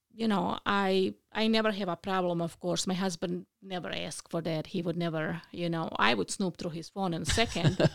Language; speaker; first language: English; non-native, fluent; Bosnian